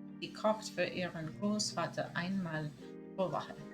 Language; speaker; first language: German; non-native, learner; Spanish